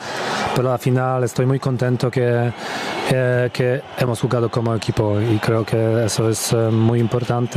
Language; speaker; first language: Spanish; non-native, fluent; Polish